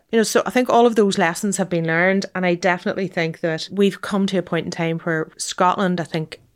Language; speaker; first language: English; native; English